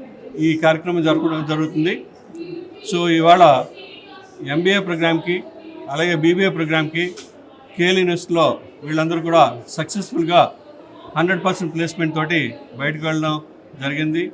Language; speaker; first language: Telugu; native; Telugu